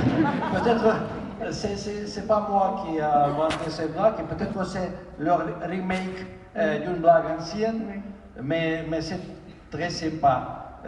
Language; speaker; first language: French; non-native, fluent; Ukrainian